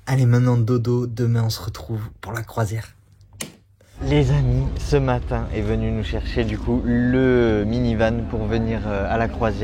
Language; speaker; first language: French; native; French